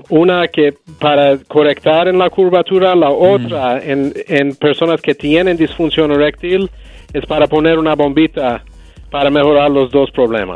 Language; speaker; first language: Spanish; non-native, learner; English